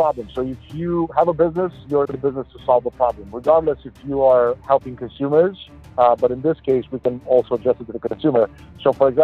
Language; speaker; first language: English; non-native, fluent; Romanian